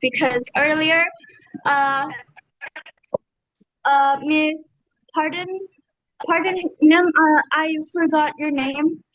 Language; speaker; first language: English; non-native, fluent; Indonesian